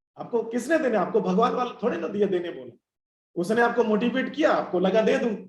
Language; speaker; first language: Hindi; non-native, local second language; Bangla